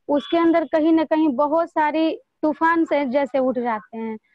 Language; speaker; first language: Hindi; native; Hindi